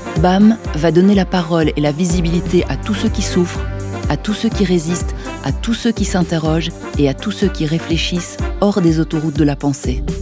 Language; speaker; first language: French; native; French